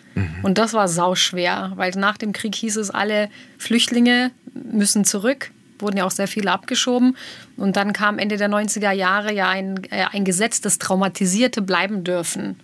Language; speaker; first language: German; early bilingual, other home language; Bosnian